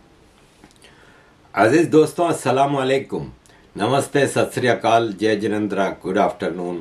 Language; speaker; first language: Urdu; native; Urdu